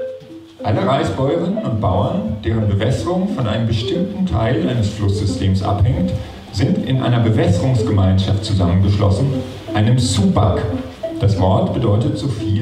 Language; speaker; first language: German; native; German